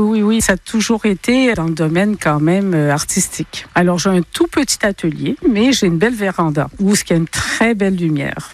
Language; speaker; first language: French; native; French